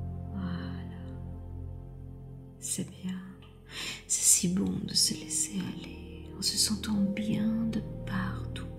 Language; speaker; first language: French; native; French